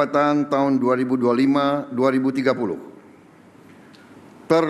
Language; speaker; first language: Indonesian; native; Indonesian